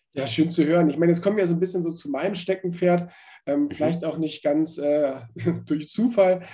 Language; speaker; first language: German; native; German